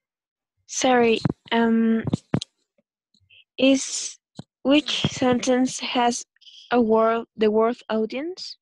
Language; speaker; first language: English; non-native, learner; Spanish